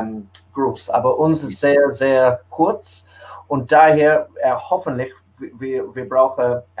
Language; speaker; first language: German; early bilingual, heritage; English